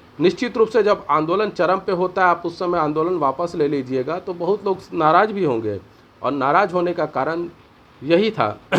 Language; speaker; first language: Hindi; native; Hindi